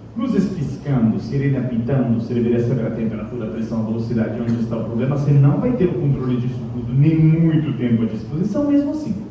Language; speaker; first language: Portuguese; non-native, fluent; Italian